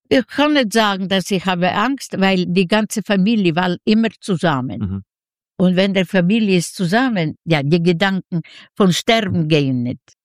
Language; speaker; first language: German; non-native, learner; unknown